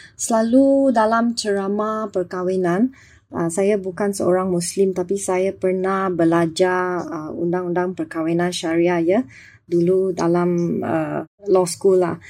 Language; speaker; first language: Malay; non-native, local second language; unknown